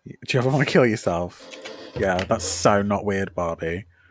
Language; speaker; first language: English; native; English